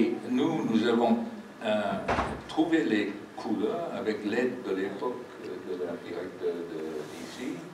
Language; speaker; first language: French; non-native, fluent; English